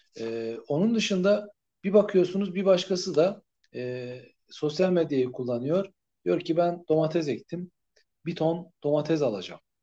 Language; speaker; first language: Turkish; native; Turkish